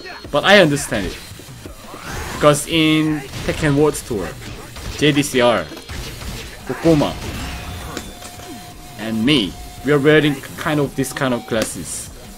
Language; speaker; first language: English; non-native, fluent; Korean